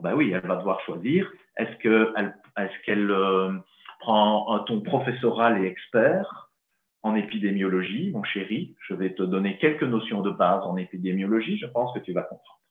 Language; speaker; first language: French; native; French